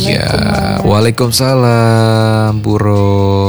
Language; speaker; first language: Indonesian; native; Indonesian